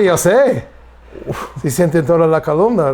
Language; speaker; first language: Spanish; non-native, learner; English